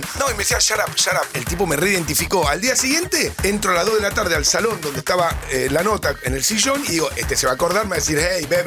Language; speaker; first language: Spanish; native; Spanish